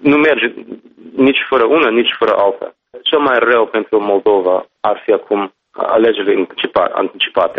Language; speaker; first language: Romanian; non-native, fluent; English